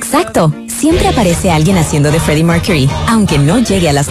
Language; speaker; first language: Spanish; native; Spanish